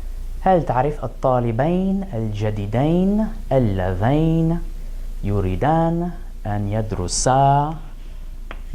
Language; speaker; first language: Arabic; non-native, fluent; English